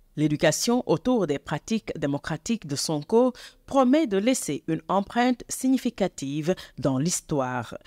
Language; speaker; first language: French; non-native, local second language; Wolof